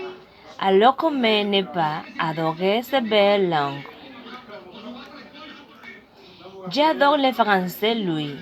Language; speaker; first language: French; non-native, learner; Spanish